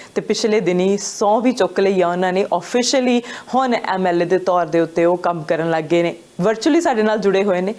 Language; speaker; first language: Punjabi; native; Punjabi